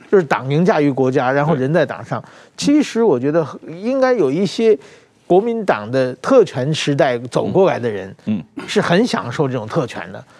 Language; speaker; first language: Chinese; native; Chinese